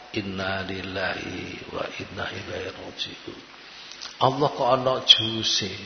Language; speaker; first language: Indonesian; non-native, local second language; Javanese